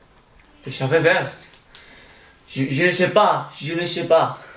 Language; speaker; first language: French; non-native, learner; Spanish